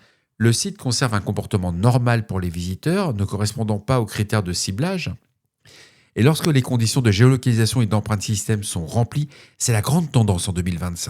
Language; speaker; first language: French; native; French